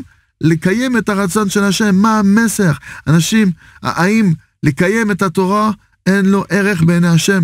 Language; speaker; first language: Hebrew; non-native, fluent; French